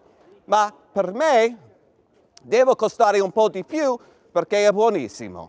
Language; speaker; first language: Italian; non-native, learner; English